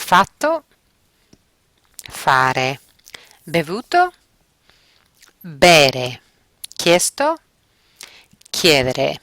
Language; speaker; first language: Italian; non-native, fluent; English